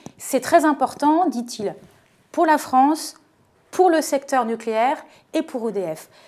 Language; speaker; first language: French; native; French